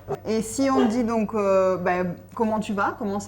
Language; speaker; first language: French; native; French